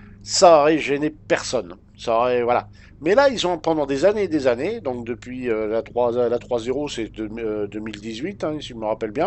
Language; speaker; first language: French; native; French